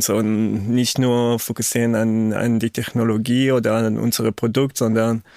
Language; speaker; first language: German; non-native, fluent; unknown